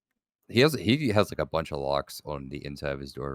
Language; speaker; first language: English; native; English